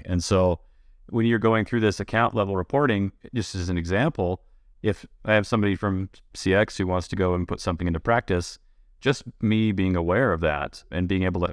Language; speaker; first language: English; native; English